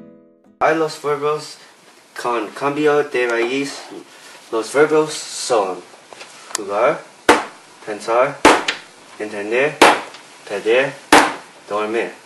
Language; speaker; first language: Spanish; non-native, learner; English